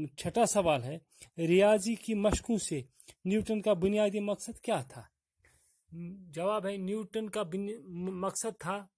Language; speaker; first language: Urdu; non-native, local second language; Kashmiri